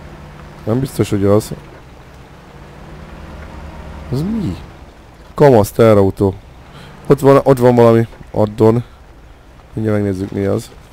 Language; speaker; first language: Hungarian; native; Hungarian